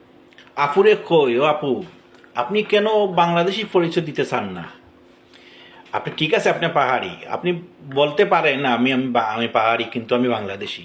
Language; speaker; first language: Bangla; non-native, local second language; Sylheti